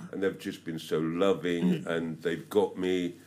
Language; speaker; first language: English; native; English